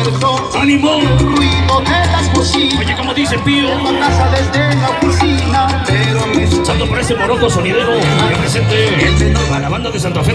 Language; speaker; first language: Spanish; native; Spanish